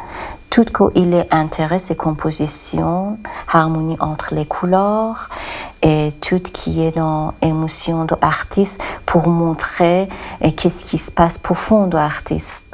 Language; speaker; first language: French; non-native, learner; Persian